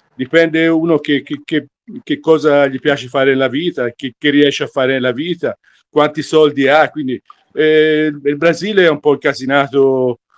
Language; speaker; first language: Italian; native; Italian